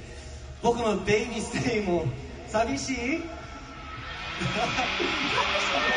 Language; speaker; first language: Japanese; non-native, learner; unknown